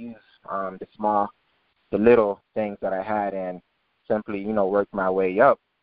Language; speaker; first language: English; native; English